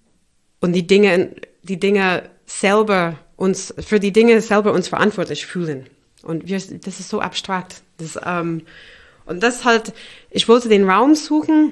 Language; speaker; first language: German; non-native, fluent; English